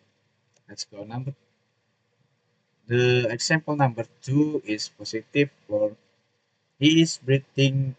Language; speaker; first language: English; non-native, learner; Indonesian